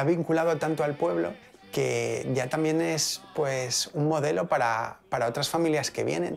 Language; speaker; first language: Spanish; native; Spanish